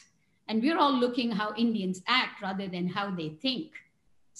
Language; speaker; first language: English; non-native, local second language; Tamil